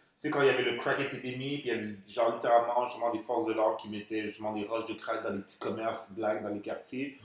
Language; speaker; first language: French; native; French